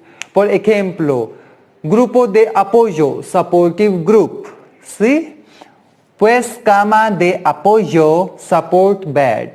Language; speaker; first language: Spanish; non-native, learner; Hindi